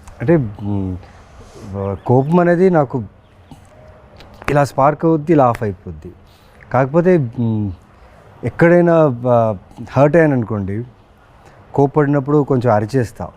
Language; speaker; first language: Telugu; native; Telugu